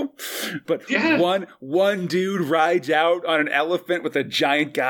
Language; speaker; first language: English; native; English